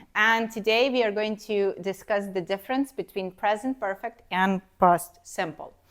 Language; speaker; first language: English; non-native, fluent; Ukrainian